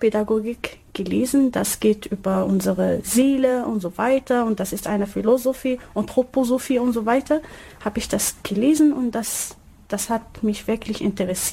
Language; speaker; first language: German; non-native, learner; Arabic